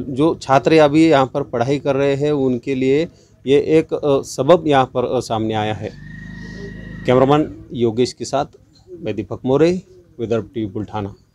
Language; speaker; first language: Hindi; non-native, local second language; Marathi